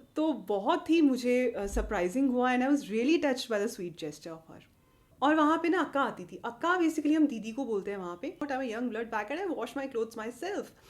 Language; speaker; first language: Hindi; native; Hindi